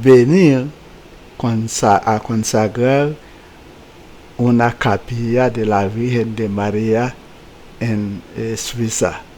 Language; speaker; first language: Spanish; non-native, fluent; Haitian Creole